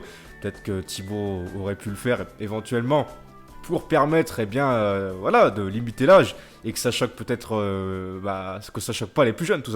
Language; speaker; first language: French; native; French